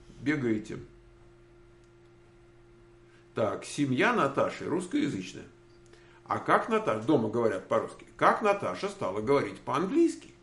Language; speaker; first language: Russian; native; Russian